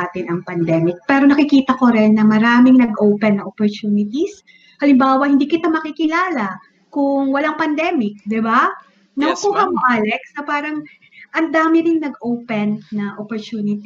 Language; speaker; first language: English; non-native, local second language; Bikol